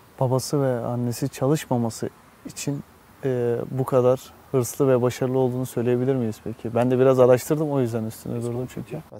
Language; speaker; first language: Turkish; native; Turkish